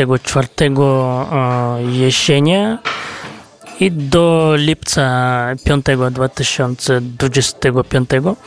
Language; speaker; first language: Polish; non-native, fluent; Kazakh